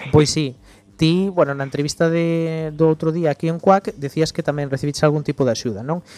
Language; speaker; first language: Galician; non-native, local second language; Spanish